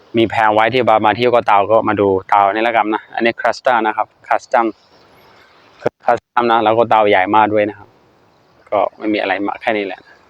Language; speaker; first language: Thai; non-native, fluent; Burmese